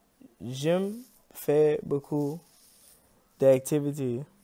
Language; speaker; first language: French; non-native, learner; English